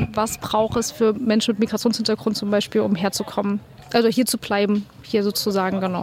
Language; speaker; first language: German; native; German